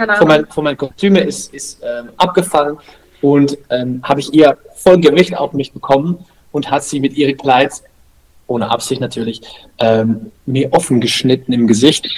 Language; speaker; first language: German; non-native, learner; Dutch